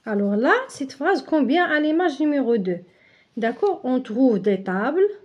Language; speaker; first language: French; non-native, local second language; Arabic